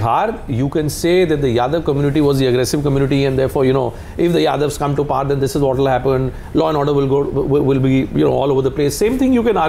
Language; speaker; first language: English; non-native, local second language; Hindi